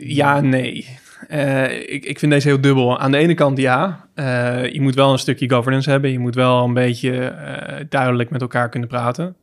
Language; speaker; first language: Dutch; native; Dutch